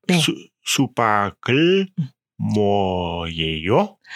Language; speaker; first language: German; native; German